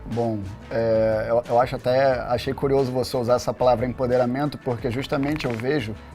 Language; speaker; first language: Portuguese; native; Portuguese